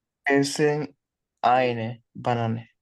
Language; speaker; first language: German; non-native, learner; Spanish